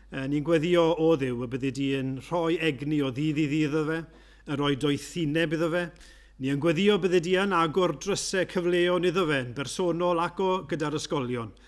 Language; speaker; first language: Welsh; native; Welsh